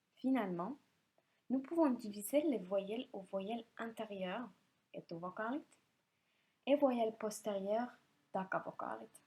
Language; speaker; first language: French; non-native, fluent; Finnish